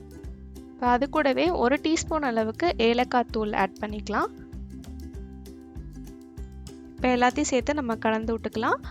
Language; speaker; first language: Tamil; native; Tamil